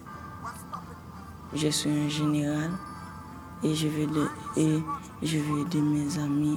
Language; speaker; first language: French; non-native, local second language; Haitian Creole